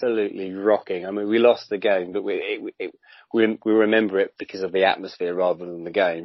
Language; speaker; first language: English; native; English